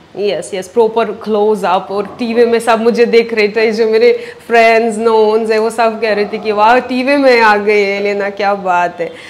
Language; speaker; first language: Hindi; non-native, fluent; Russian